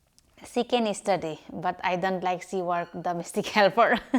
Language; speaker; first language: English; non-native, learner; Nepali